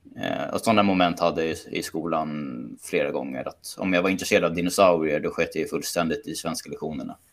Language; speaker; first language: Swedish; native; Swedish